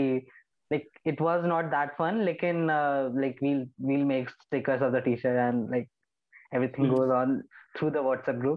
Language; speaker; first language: English; non-native, local second language; Hindi